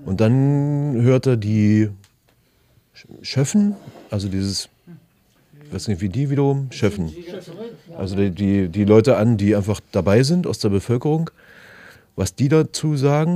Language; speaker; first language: German; native; German